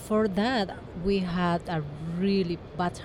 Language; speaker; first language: English; non-native, learner; Spanish